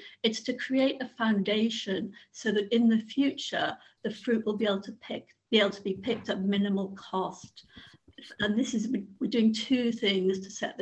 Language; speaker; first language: English; native; English